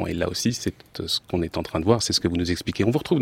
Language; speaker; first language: French; native; French